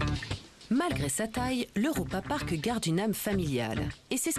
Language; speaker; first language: French; native; French